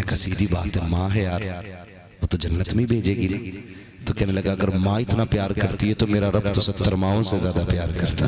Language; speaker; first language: Hindi; native; Hindi